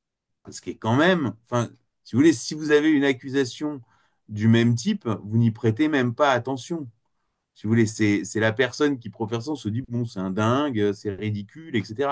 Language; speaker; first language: French; native; French